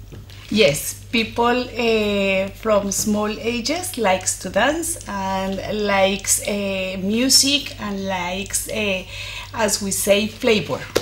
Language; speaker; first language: English; non-native, fluent; Spanish